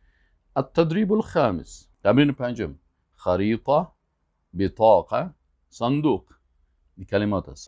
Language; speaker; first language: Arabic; non-native, fluent; Persian